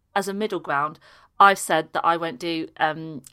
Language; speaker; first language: English; native; English